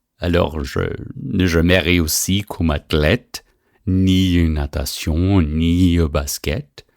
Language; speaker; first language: French; non-native, fluent; Portuguese